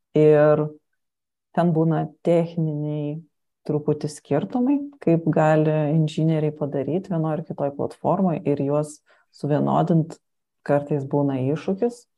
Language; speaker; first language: Lithuanian; native; Lithuanian